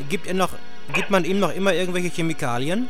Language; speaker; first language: German; native; German